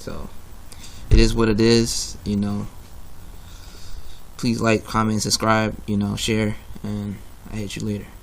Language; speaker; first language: English; native; English